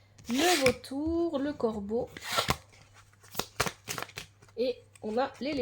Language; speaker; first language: French; native; French